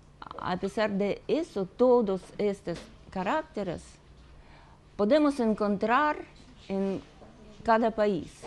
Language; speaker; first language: Spanish; non-native, fluent; Russian